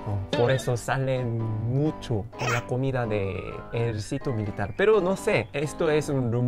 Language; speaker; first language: Spanish; non-native, fluent; Korean